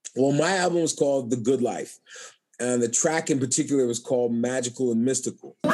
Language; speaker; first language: English; native; English